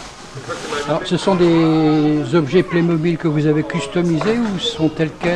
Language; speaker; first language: French; native; French